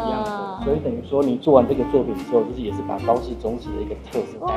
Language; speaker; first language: Chinese; native; Chinese